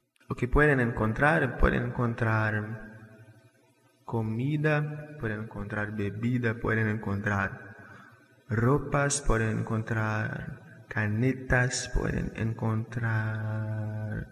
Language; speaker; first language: Spanish; non-native, fluent; Portuguese